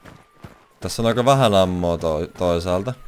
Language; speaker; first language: Finnish; native; Finnish